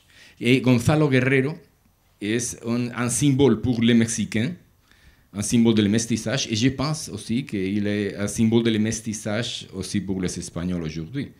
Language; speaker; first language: French; non-native, learner; Spanish